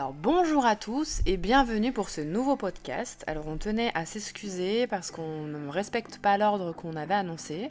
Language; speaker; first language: French; native; French